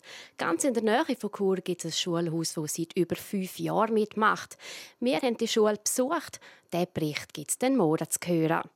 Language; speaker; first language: German; native; German